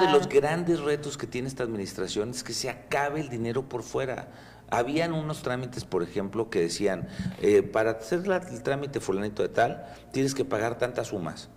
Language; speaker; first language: Spanish; native; Spanish